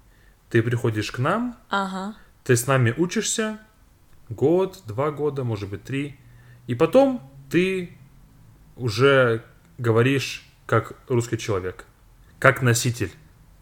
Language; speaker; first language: Russian; non-native, fluent; English